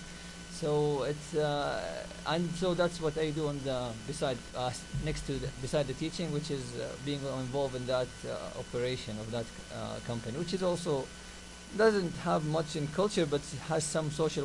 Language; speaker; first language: English; non-native, fluent; Arabic